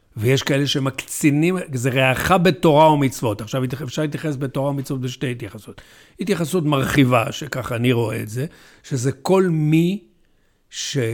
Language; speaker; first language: Hebrew; native; Hebrew